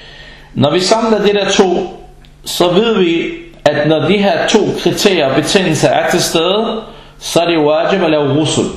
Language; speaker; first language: Danish; early bilingual, other home language; Arabic